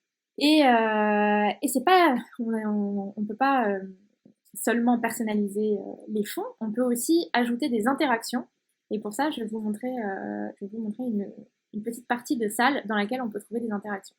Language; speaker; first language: French; native; French